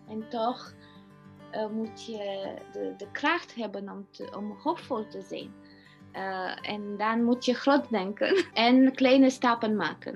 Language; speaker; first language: Dutch; non-native, fluent; Romanian